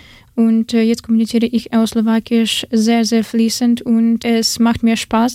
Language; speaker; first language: German; non-native, learner; Ukrainian